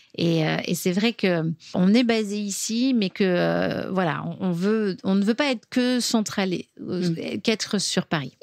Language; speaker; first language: French; native; French